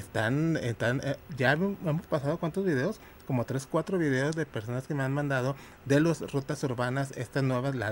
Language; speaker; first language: Spanish; native; Spanish